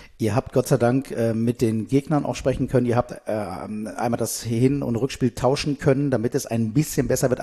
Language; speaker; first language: German; native; German